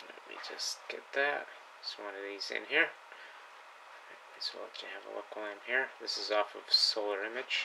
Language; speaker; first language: English; native; English